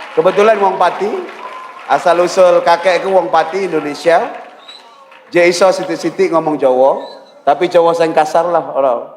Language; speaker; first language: Malay; native; Malay